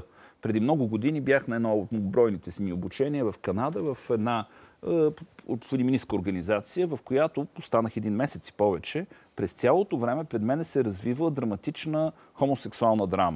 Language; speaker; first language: Bulgarian; native; Bulgarian